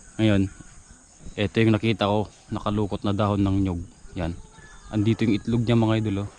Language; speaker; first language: Filipino; native; Filipino